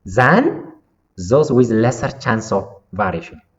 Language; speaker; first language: English; non-native, local second language; Amharic